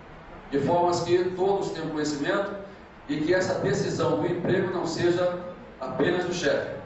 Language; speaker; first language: Portuguese; native; Portuguese